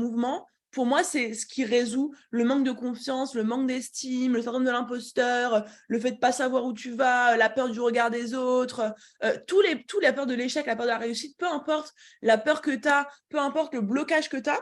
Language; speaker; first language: French; native; French